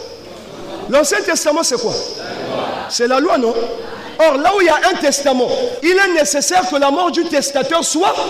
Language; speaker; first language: French; non-native, local second language; Lingala